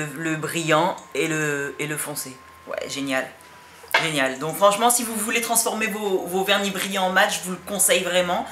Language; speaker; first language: French; native; French